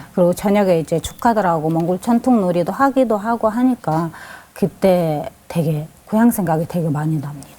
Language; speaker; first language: Korean; non-native, learner; Mongolian